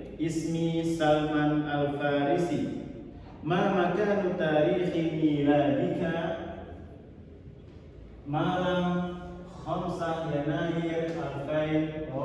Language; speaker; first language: Arabic; non-native, learner; Indonesian